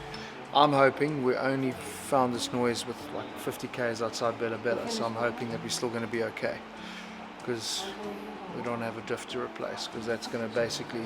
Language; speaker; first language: English; native; English